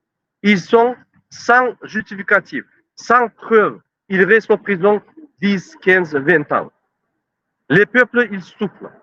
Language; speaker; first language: French; non-native, learner; Turkmen